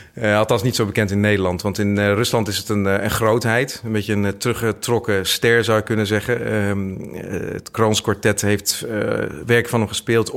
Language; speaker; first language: Dutch; native; Dutch